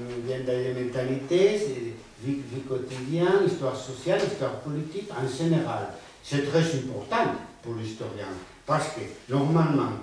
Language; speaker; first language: French; non-native, fluent; Spanish